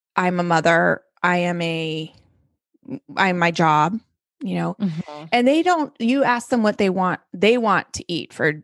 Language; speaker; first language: English; native; English